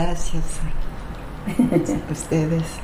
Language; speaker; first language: Spanish; non-native, learner; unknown